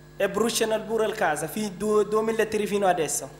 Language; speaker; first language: Italian; non-native, learner; Arabic